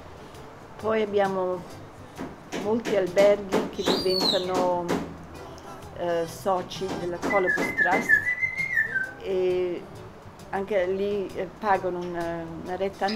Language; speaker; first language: Italian; early bilingual, heritage; Italian